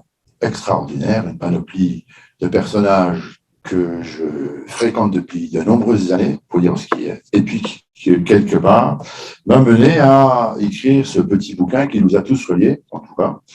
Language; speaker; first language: French; native; French